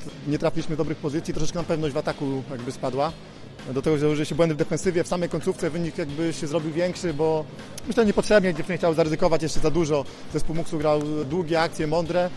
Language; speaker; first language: Polish; native; Polish